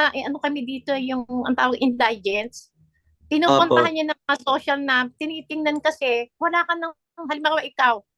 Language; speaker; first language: Filipino; native; Filipino